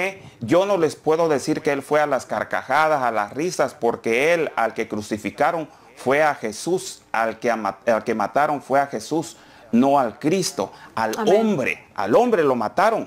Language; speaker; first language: Spanish; native; Spanish